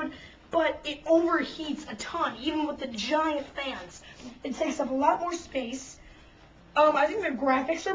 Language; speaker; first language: English; native; English